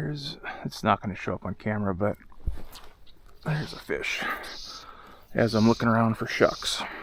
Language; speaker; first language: English; native; English